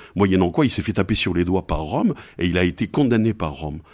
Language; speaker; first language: French; native; French